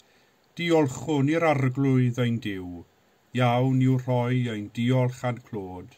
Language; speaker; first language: Welsh; native; Welsh